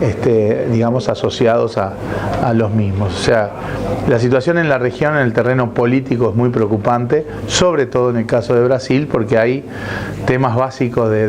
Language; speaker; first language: Spanish; native; Spanish